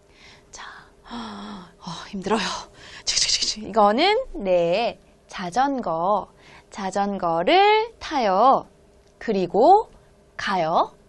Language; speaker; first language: Korean; non-native, fluent; Hmong